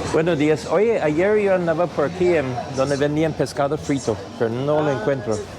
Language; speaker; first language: Spanish; non-native, fluent; English